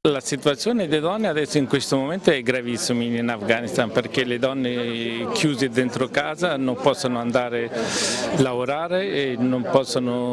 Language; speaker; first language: Italian; non-native, fluent; Persian